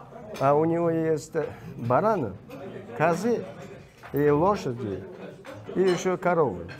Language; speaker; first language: Russian; non-native, learner; Mongolian